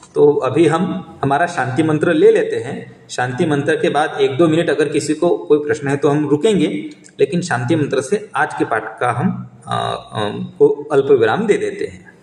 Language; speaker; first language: Hindi; non-native, local second language; Marathi